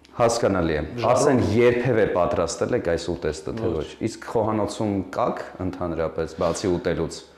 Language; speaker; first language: Armenian; native; Armenian